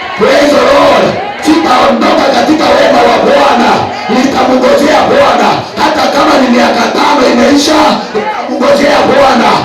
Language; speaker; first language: Swahili; non-native, local second language; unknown